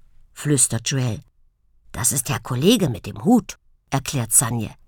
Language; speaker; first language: German; native; German